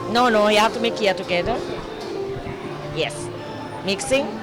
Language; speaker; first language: English; non-native, learner; Thai